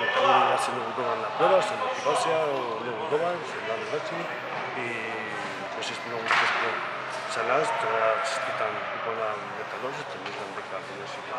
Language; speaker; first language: Macedonian; non-native, learner; Spanish